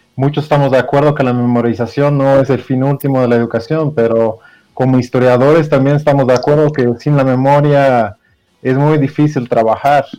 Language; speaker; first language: Spanish; non-native, fluent; Dutch